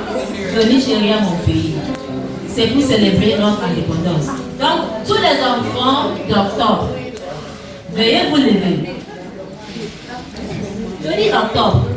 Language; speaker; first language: French; non-native, learner; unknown